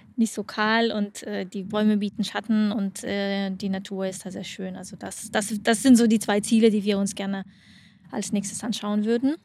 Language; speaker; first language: German; non-native, fluent; Lithuanian